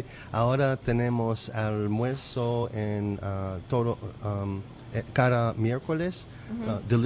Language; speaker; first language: Spanish; non-native, learner; English